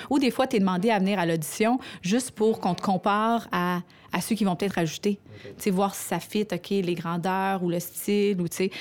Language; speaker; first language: French; native; French